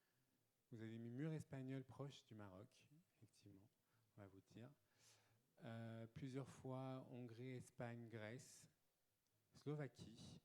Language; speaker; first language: French; native; French